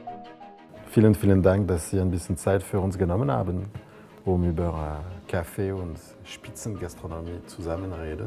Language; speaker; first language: German; non-native, fluent; French